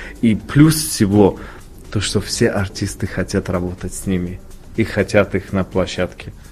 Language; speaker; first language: Russian; non-native, local second language; Tajik